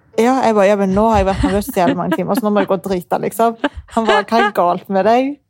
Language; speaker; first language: Norwegian; early bilingual, other home language; Arabic